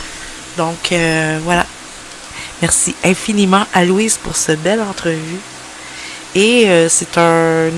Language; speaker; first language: French; native; French